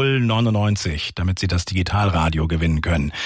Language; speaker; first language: German; native; German